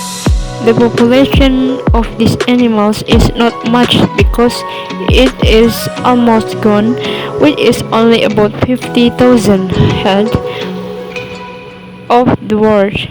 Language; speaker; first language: English; non-native, learner; Indonesian